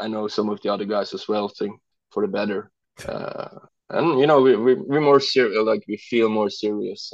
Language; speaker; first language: English; non-native, fluent; Norwegian